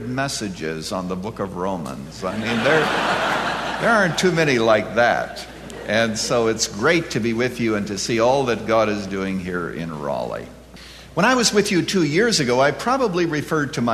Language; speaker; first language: English; native; English